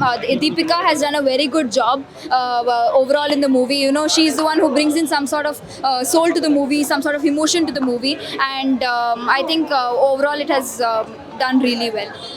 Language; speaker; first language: English; non-native, local second language; Telugu